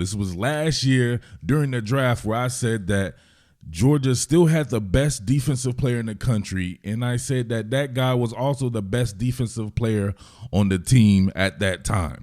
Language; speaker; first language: English; native; English